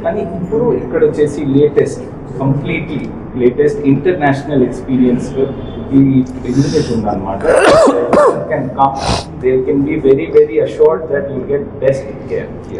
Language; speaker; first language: Telugu; native; Telugu